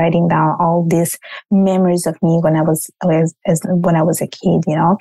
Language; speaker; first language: English; non-native, fluent; Italian